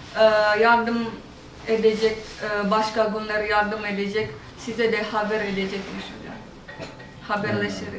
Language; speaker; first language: Turkish; non-native, learner; Indonesian